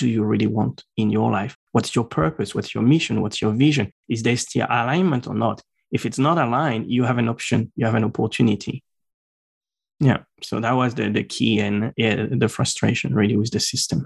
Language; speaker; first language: English; non-native, fluent; French